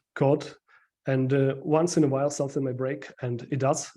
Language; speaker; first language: English; non-native, fluent; Ukrainian